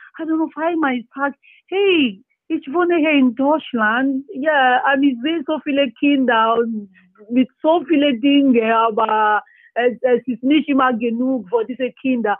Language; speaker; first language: German; non-native, learner; Yoruba